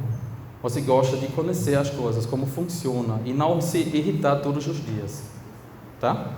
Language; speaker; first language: Portuguese; non-native, fluent; German